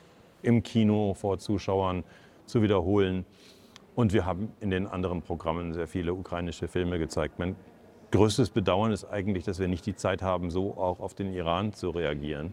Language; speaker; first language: German; native; German